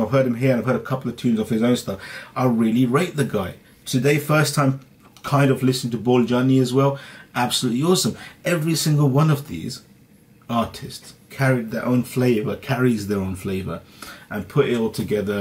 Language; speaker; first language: English; early bilingual, other home language; Urdu